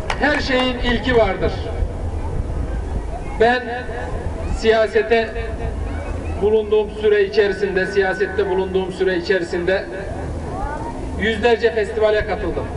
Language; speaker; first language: Turkish; native; Turkish